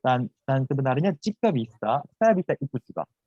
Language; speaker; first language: Indonesian; non-native, fluent; Korean